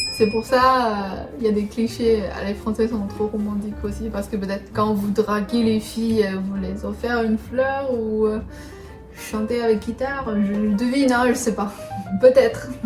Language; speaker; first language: French; non-native, fluent; Chinese